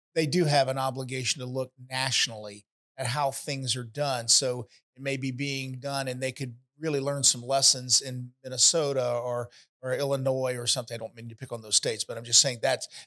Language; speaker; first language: English; native; English